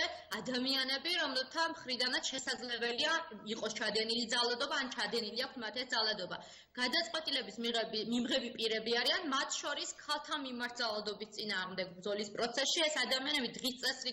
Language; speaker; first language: Georgian; native; Georgian